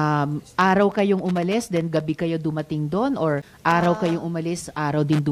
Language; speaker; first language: Filipino; native; Filipino